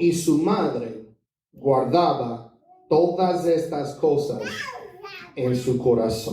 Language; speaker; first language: Spanish; non-native, fluent; English